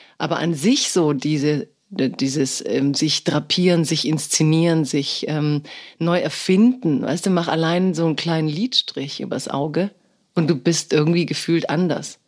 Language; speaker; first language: German; early bilingual, other home language; Croatian